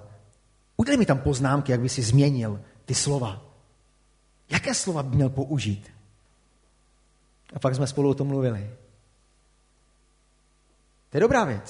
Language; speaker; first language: Czech; native; Czech